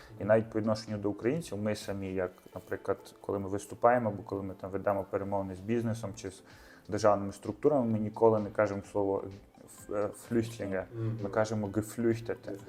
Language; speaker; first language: Ukrainian; native; Ukrainian